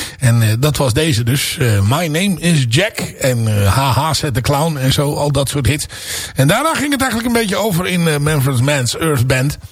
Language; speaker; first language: Dutch; native; Dutch